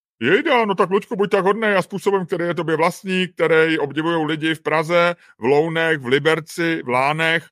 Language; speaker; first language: Czech; native; Czech